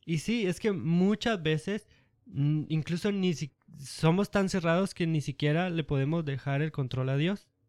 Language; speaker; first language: Spanish; native; Spanish